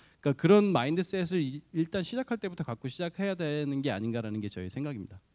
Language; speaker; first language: Korean; native; Korean